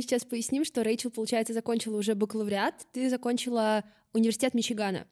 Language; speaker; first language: Russian; native; Russian